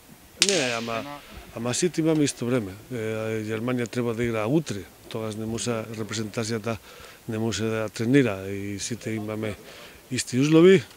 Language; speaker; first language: Macedonian; non-native, learner; Spanish